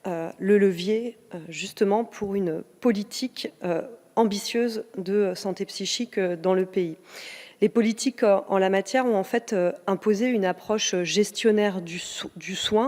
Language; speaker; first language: French; native; French